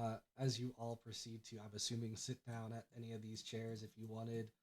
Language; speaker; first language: English; native; English